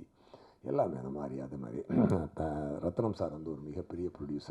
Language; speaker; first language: Tamil; native; Tamil